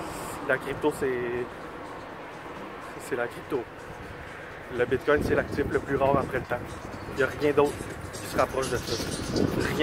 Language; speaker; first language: French; native; French